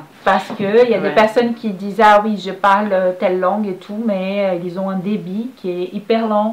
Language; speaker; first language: French; non-native, fluent; Portuguese